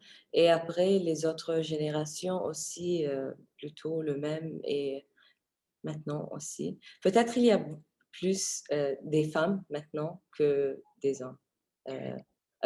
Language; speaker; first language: French; non-native, fluent; Arabic